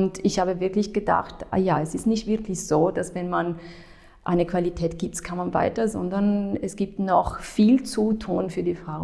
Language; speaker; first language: German; non-native, fluent; Italian